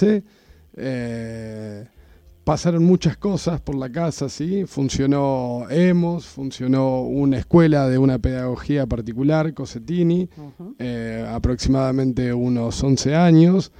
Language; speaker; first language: Spanish; native; Spanish